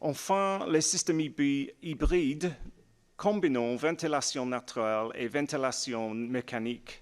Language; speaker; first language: French; non-native, learner; English